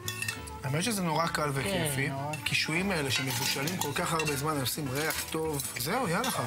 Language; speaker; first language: Hebrew; native; Hebrew